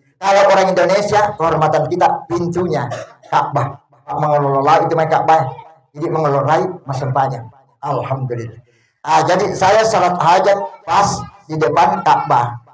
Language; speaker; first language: Indonesian; non-native, local second language; Buginese